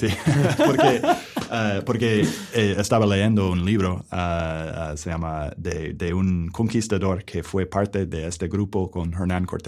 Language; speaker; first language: Spanish; non-native, learner; English